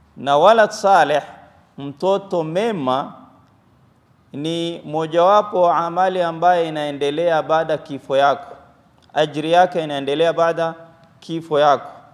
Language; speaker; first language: Swahili; non-native, local second language; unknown